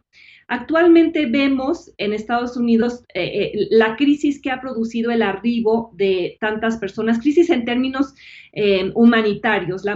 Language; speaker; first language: Spanish; native; Spanish